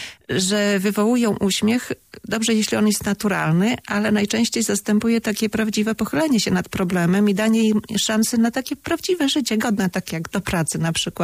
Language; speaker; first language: Polish; native; Polish